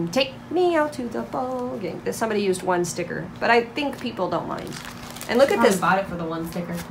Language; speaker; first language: English; native; English